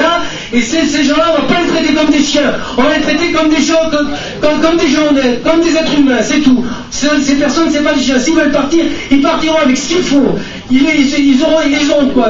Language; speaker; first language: French; native; French